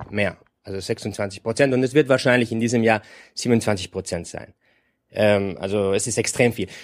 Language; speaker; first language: German; non-native, fluent; Spanish